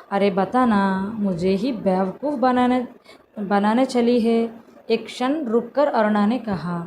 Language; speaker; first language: Hindi; non-native, local second language; Telugu